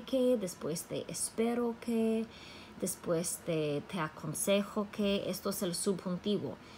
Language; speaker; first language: Spanish; non-native, fluent; English